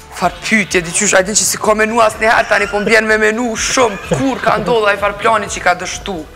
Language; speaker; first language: Albanian; early bilingual, heritage; Albanian